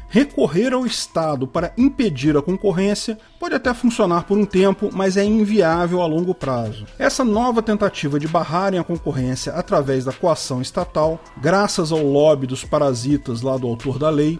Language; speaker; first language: Portuguese; native; Portuguese